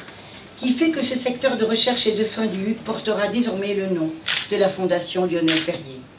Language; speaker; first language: French; native; French